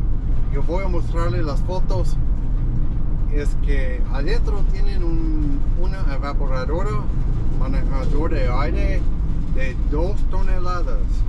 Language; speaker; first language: Spanish; non-native, fluent; English